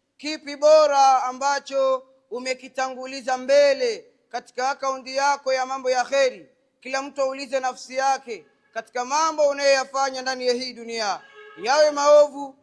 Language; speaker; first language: Swahili; non-native, local second language; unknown